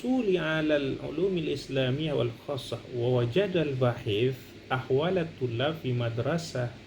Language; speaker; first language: Arabic; non-native, fluent; Indonesian